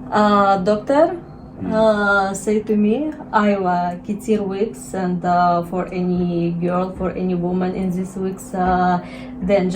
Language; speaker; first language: English; non-native, learner; Russian